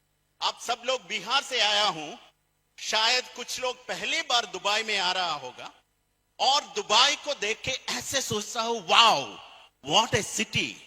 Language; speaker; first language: Hindi; non-native, fluent; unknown